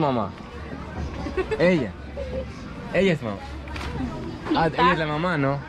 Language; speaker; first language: Spanish; non-native, learner; Greek